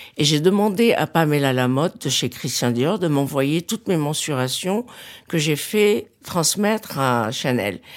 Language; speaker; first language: French; non-native, local second language; Arabic